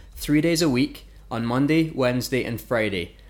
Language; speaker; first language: English; native; English